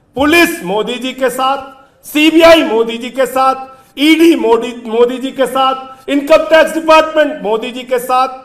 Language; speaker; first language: Hindi; native; Hindi